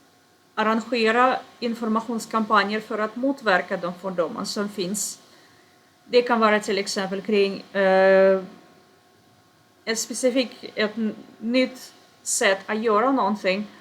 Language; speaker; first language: Swedish; non-native, fluent; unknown